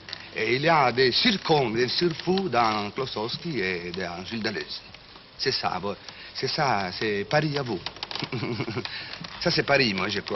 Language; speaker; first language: French; non-native, fluent; Italian